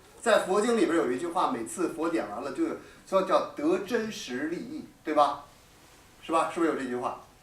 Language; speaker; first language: Chinese; native; Chinese